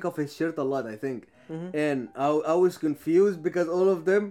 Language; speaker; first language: English; non-native, fluent; Arabic